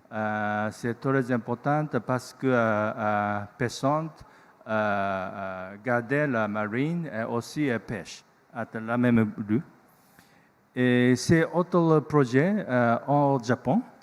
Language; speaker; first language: French; non-native, learner; Japanese